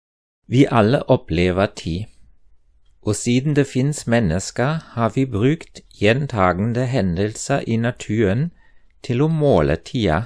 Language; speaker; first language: Norwegian; non-native, fluent; German